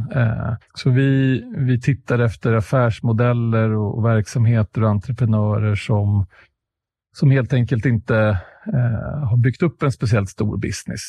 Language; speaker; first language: Swedish; native; Swedish